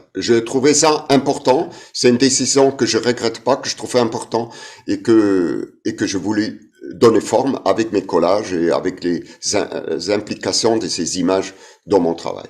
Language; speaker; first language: French; non-native, fluent; German